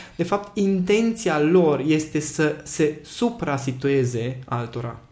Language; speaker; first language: Romanian; non-native, local second language; Hungarian